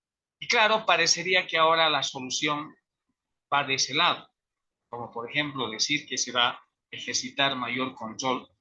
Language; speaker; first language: Spanish; native; Spanish